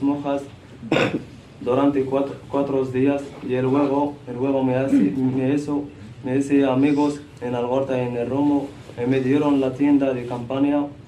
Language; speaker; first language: Spanish; non-native, learner; Central Atlas Tamazight